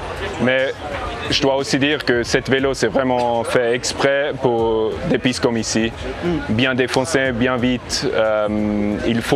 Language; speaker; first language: French; non-native, learner; English